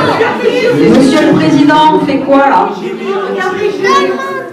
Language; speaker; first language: French; native; French